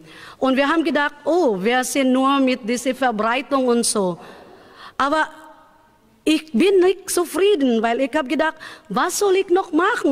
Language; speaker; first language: German; non-native, learner; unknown